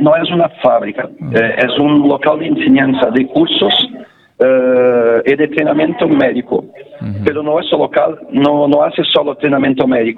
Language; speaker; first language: Portuguese; non-native, local second language; Spanish